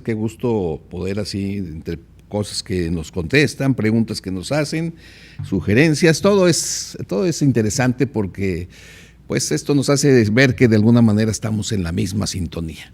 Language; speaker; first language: Spanish; native; Spanish